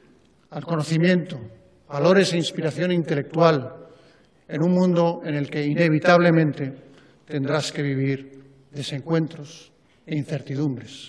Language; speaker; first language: Spanish; native; Spanish